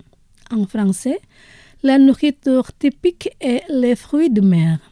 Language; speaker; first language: French; non-native, fluent; Indonesian